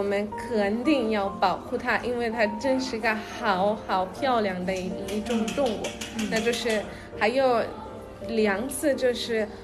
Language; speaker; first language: Chinese; non-native, fluent; Swahili